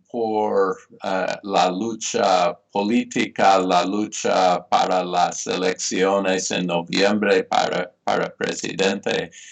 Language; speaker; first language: Spanish; non-native, fluent; English